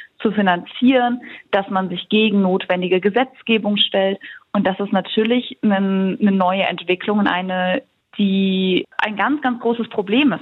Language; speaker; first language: German; native; German